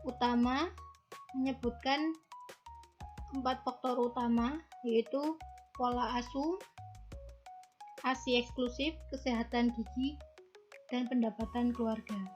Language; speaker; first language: Indonesian; native; Indonesian